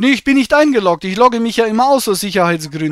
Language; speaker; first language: German; native; German